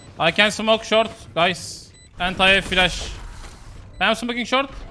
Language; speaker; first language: English; non-native, learner; Turkish